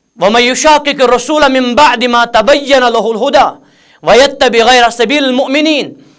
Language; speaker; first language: Urdu; non-native, local second language; Kashmiri